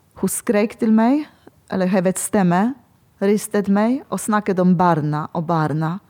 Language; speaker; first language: Norwegian; non-native, learner; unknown